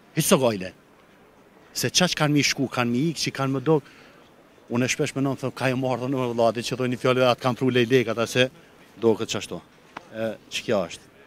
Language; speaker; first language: Albanian; native; Albanian